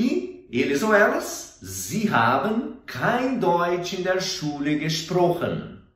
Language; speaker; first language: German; non-native, fluent; Portuguese